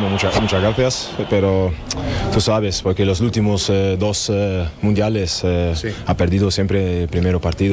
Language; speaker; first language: Spanish; non-native, learner; German